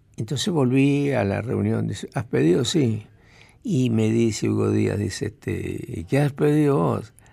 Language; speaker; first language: Spanish; native; Spanish